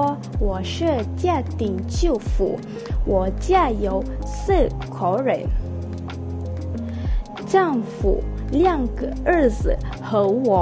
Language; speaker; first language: Chinese; non-native, learner; Malay